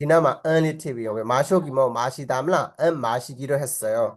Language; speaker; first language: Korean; non-native, fluent; Burmese